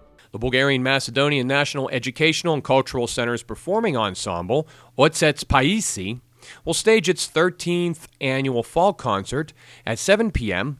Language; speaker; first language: English; native; English